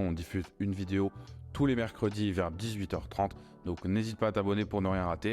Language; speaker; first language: French; native; French